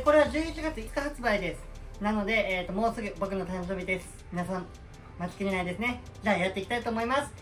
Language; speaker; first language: Japanese; native; Japanese